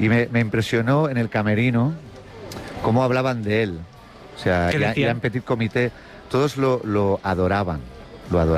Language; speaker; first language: Spanish; native; Spanish